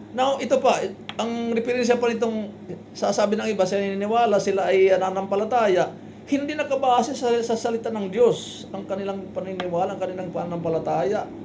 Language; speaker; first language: Filipino; non-native, local second language; Waray